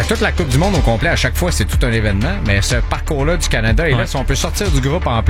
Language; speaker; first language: French; native; French